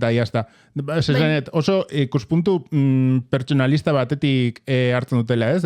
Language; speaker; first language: Basque; native; Basque